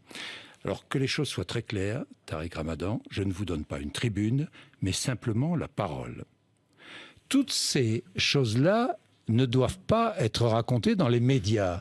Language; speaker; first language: French; native; French